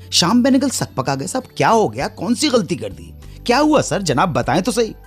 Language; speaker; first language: Hindi; native; Hindi